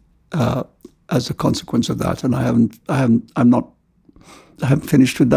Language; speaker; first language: English; non-native, local second language; Urdu